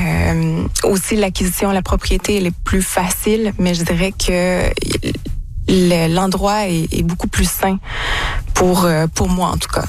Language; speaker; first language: French; native; French